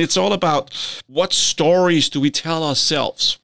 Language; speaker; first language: English; non-native, fluent; Danish